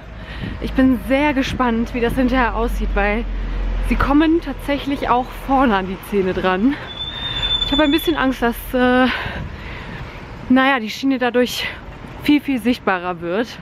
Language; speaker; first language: German; native; German